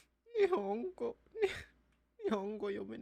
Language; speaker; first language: Japanese; non-native, learner; Filipino